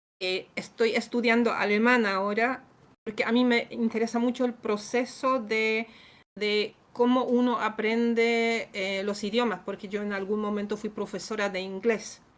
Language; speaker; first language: Spanish; non-native, fluent; Polish